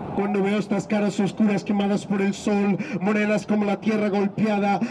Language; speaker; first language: Spanish; native; Spanish